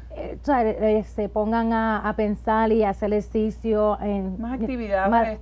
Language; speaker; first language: Spanish; early bilingual, heritage; Spanish